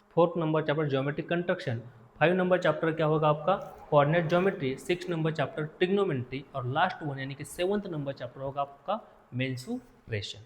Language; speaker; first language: Hindi; non-native, local second language; Marathi